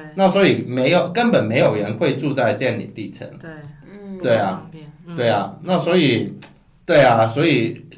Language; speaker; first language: Chinese; non-native, local second language; Cantonese